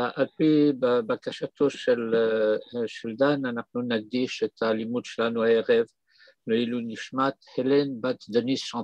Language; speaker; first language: Hebrew; non-native, fluent; French